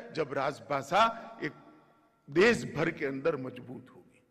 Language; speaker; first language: Hindi; non-native, local second language; Gujarati